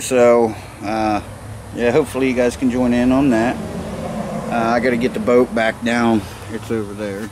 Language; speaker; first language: English; native; English